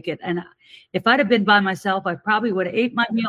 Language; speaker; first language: English; native; English